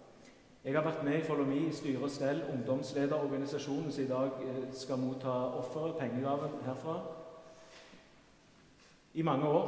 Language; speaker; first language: Norwegian; native; Norwegian